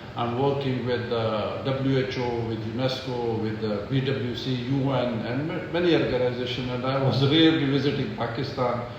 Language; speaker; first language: English; non-native, local second language; Pashto